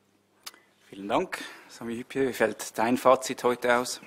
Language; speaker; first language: German; native; German